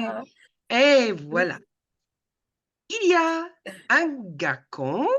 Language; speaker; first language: French; non-native, fluent; English